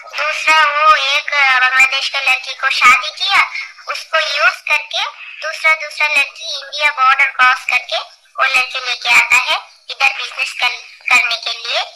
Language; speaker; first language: Hindi; non-native, learner; Bangla